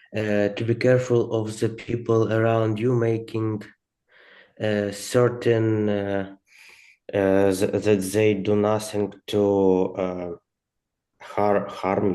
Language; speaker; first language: English; non-native, learner; Ukrainian